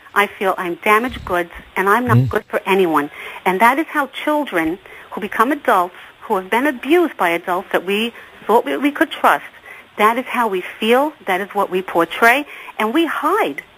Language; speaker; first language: English; native; English